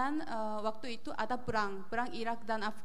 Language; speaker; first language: Indonesian; non-native, learner; Korean